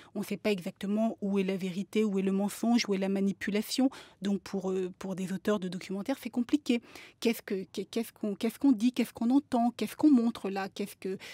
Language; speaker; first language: French; native; French